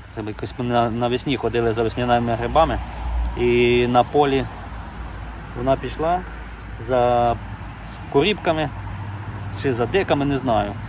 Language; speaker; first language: Ukrainian; native; Ukrainian